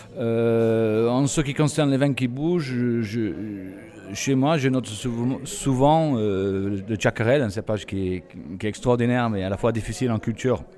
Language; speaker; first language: French; non-native, fluent; English